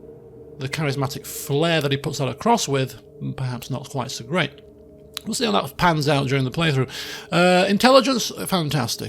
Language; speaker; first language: English; native; English